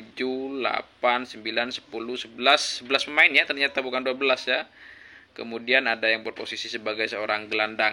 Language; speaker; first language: Indonesian; native; Indonesian